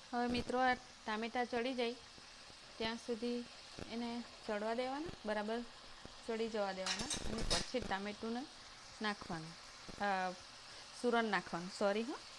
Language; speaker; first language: Gujarati; non-native, local second language; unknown